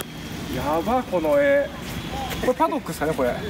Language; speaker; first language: Japanese; native; Japanese